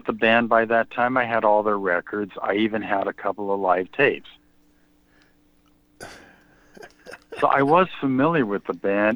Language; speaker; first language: English; native; English